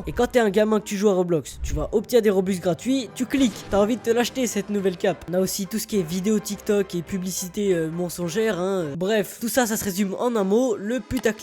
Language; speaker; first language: French; native; French